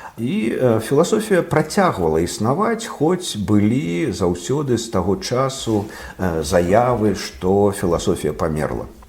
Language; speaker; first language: Belarusian; non-native, local second language; Russian